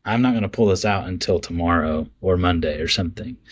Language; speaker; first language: English; native; English